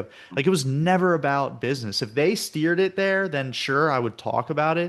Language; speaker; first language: English; native; English